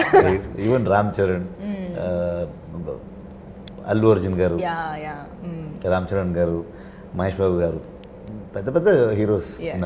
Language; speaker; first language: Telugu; non-native, learner; Kannada